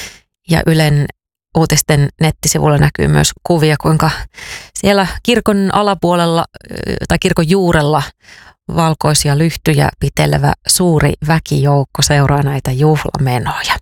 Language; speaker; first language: Finnish; native; Finnish